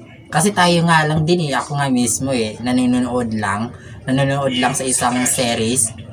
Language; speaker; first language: Filipino; native; Filipino